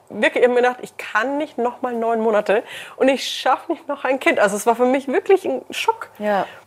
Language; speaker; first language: German; early bilingual, other home language; English